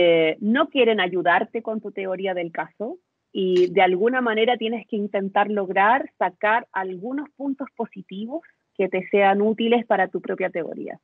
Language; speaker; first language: Spanish; native; Spanish